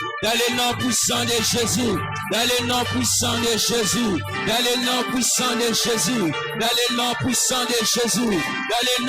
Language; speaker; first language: French; non-native, local second language; Lingala